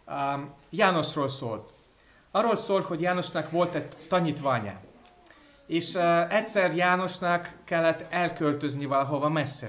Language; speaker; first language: Hungarian; non-native, fluent; English